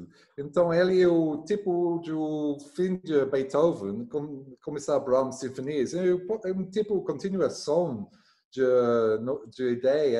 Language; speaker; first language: Portuguese; non-native, learner; English